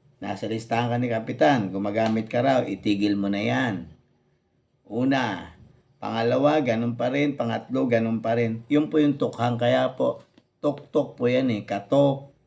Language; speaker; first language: Filipino; native; Filipino